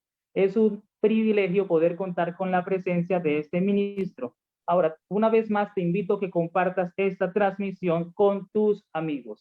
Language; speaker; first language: Spanish; native; Spanish